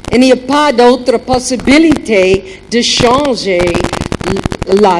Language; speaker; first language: French; non-native, learner; German